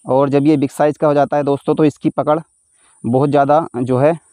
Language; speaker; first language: Hindi; native; Hindi